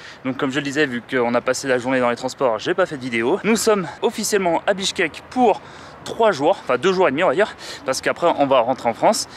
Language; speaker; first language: French; native; French